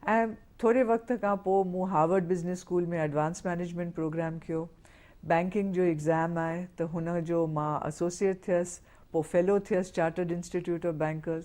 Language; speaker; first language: Sindhi; early bilingual, heritage; Sindhi